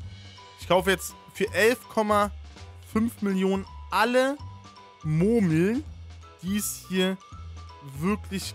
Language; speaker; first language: German; native; German